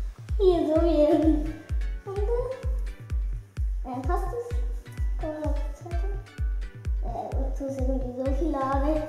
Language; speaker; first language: German; early bilingual, other home language; Russian